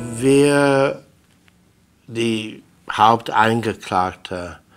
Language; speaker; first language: German; non-native, fluent; English